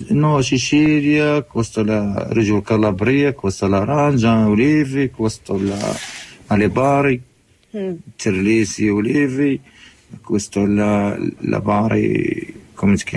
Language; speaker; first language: Italian; non-native, learner; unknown